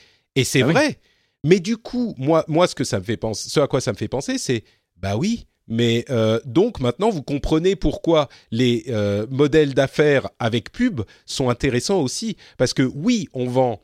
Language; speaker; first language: French; native; French